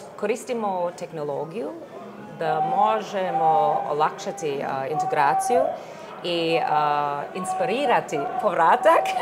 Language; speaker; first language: Croatian; early bilingual, heritage; English